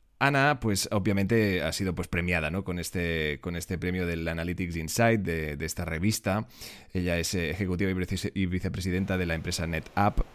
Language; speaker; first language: Spanish; native; Spanish